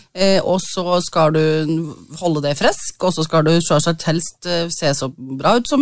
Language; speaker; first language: Norwegian; native; Norwegian